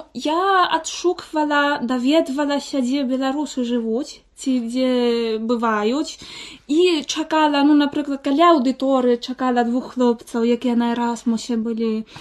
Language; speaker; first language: Belarusian; non-native, fluent; Spanish